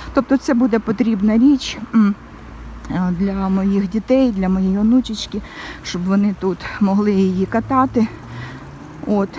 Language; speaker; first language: Ukrainian; non-native, local second language; Russian